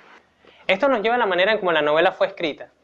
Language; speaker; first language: Spanish; native; Spanish